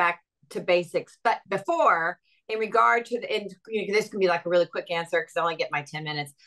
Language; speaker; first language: English; native; English